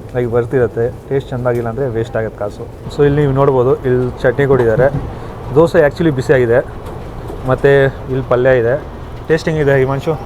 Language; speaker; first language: Kannada; non-native, local second language; Hindi